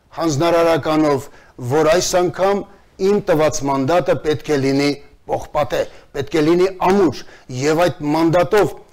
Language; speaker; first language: Armenian; native; Armenian